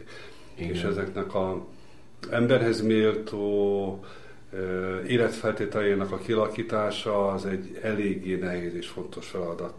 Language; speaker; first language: Hungarian; native; Hungarian